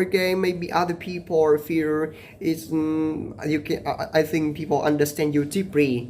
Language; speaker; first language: English; non-native, learner; Vietnamese